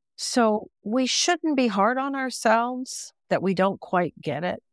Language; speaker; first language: English; native; English